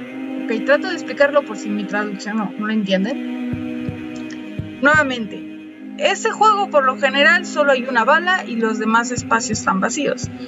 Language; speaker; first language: Spanish; native; Spanish